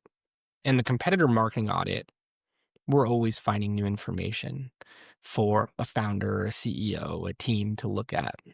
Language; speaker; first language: English; native; English